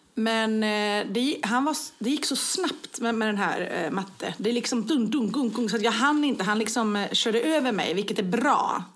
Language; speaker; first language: Swedish; native; Swedish